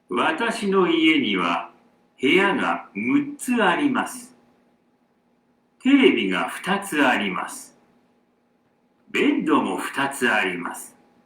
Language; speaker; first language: Japanese; non-native, learner; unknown